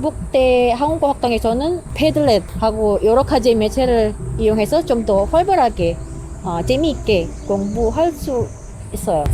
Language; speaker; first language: Korean; non-native, learner; Indonesian